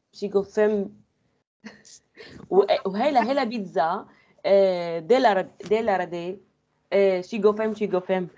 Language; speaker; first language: Swedish; non-native, learner; Arabic